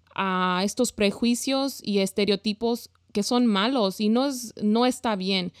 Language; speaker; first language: Spanish; early bilingual, heritage; Spanish